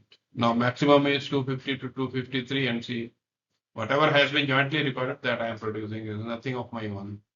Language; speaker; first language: English; non-native, local second language; Hindi